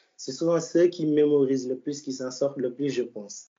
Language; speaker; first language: French; non-native, local second language; Wolof